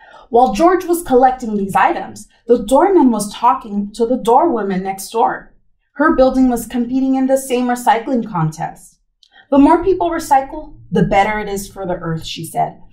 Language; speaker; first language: English; early bilingual, other home language; Spanish